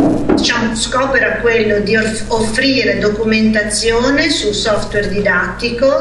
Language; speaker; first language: Italian; native; Italian